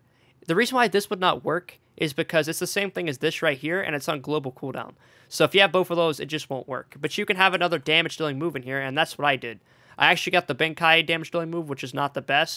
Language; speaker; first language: English; native; English